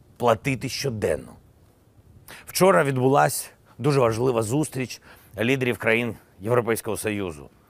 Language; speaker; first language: Ukrainian; non-native, local second language; Russian